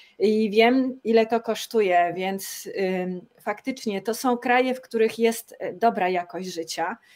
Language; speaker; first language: Polish; native; Polish